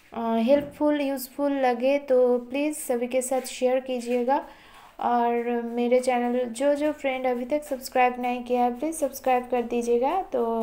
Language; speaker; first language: Hindi; non-native, local second language; Bangla